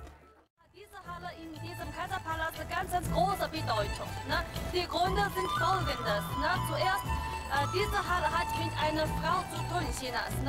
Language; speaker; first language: German; non-native, learner; Chinese